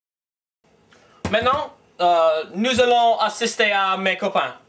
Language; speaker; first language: French; non-native, learner; English